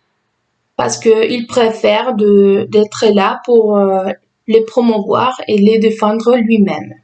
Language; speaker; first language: French; non-native, fluent; Spanish